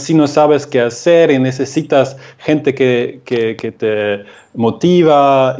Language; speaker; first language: Spanish; non-native, fluent; German